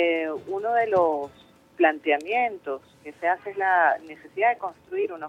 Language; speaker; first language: Spanish; native; Spanish